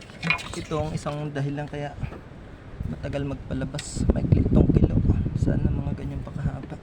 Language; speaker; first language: Filipino; native; Filipino